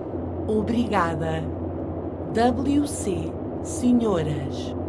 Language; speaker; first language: Portuguese; non-native, learner; English